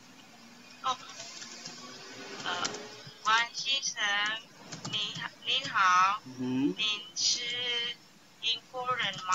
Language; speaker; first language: Chinese; non-native, learner; Indonesian